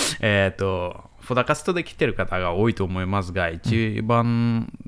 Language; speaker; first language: Japanese; non-native, learner; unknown